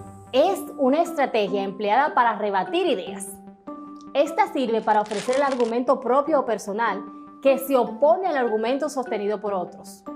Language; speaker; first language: Spanish; native; Spanish